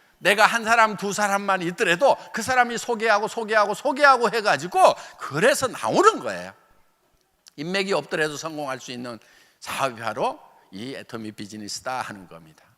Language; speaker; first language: Korean; native; Korean